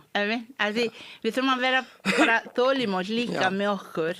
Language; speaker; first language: Icelandic; non-native, fluent; Malay